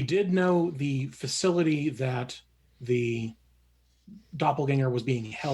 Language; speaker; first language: English; native; English